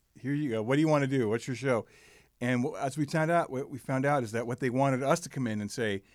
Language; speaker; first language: English; native; English